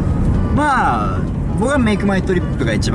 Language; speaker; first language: Japanese; native; Japanese